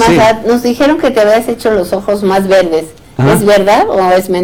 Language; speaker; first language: Spanish; native; Spanish